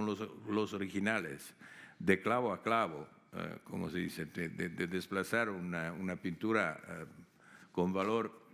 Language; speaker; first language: Spanish; non-native, fluent; Italian